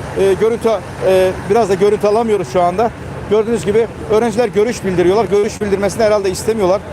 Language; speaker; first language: Turkish; native; Turkish